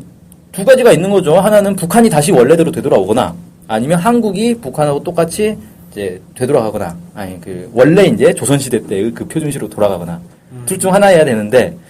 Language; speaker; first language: Korean; native; Korean